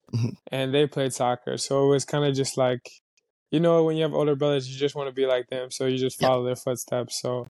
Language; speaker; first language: English; native; English